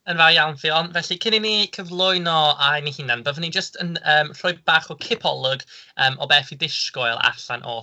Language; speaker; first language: Welsh; non-native, local second language; English